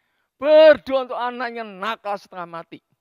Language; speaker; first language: Indonesian; native; Indonesian